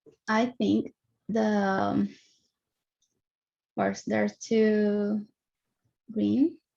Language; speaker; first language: English; non-native, learner; Spanish